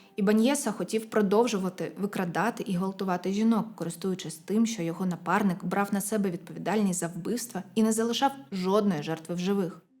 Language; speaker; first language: Ukrainian; non-native, local second language; Russian